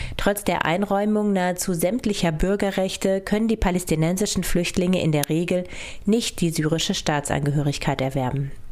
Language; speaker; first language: German; native; German